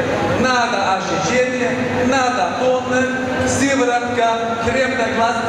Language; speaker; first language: Russian; non-native, fluent; Swedish